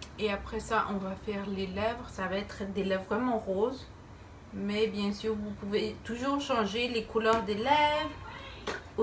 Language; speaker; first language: French; non-native, fluent; Spanish